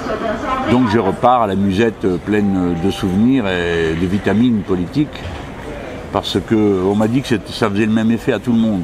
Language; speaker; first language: French; native; French